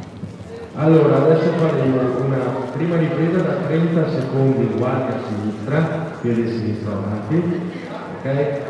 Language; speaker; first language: Italian; native; Italian